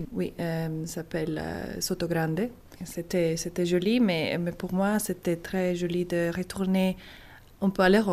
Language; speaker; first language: French; non-native, learner; Italian